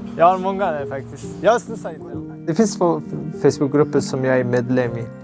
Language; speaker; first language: Swedish; non-native, fluent; Persian